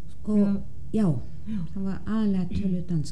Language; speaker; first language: Icelandic; non-native, fluent; Danish